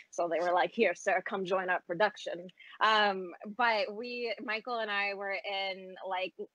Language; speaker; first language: English; native; English